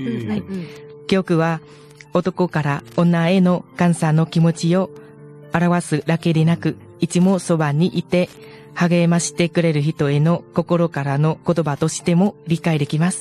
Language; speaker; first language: Japanese; non-native, learner; Vietnamese